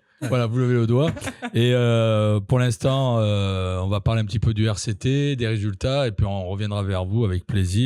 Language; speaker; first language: French; native; French